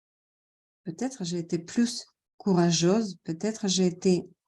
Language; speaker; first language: French; non-native, fluent; Russian